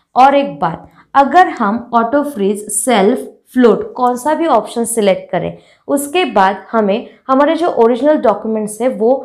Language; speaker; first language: Hindi; non-native, local second language; Marathi